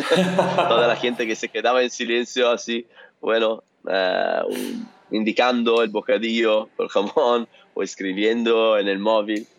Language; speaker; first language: Spanish; non-native, learner; Italian